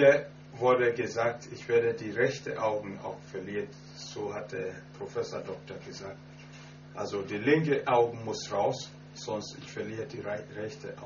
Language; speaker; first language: German; non-native, fluent; Akan